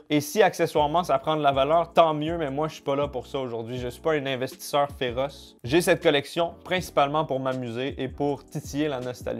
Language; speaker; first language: French; native; French